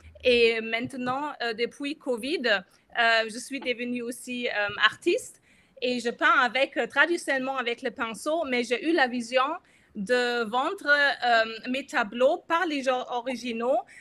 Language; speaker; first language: French; non-native, fluent; German